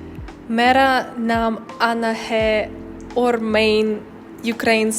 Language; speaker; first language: Hindi; non-native, learner; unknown